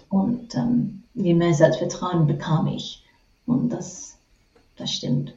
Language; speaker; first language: German; non-native, fluent; English